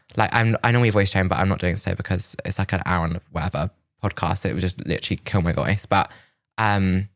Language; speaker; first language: English; native; English